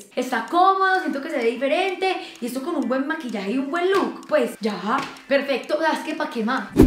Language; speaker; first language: Spanish; native; Spanish